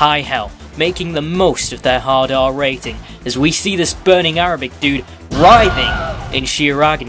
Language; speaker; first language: English; native; English